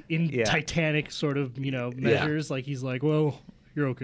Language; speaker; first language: English; native; English